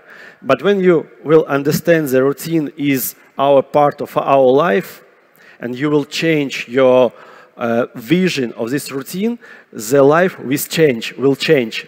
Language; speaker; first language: English; non-native, fluent; Russian